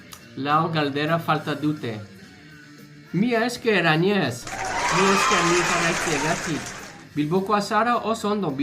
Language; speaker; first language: Basque; non-native, learner; English